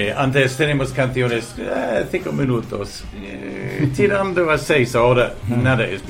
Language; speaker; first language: Spanish; non-native, fluent; English